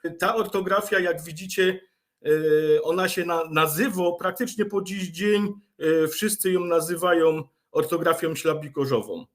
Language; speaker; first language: Polish; native; Polish